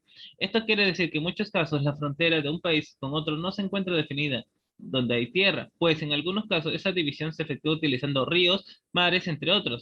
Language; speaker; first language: Spanish; native; Spanish